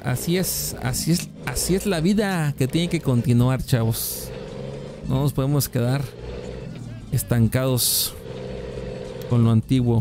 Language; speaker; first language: Spanish; native; Spanish